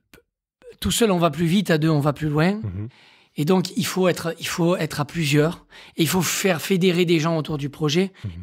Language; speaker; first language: French; native; French